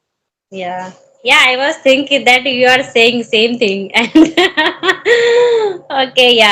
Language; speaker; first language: English; non-native, learner; Hindi